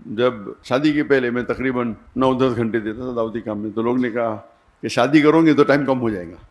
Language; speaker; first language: Urdu; non-native, local second language; Konkani